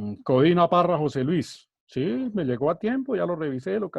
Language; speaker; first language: Spanish; native; Spanish